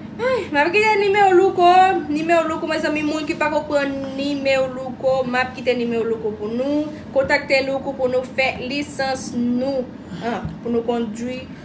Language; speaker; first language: Haitian Creole; non-native, fluent; Portuguese